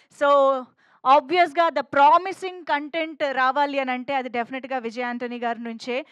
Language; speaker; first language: Telugu; native; Telugu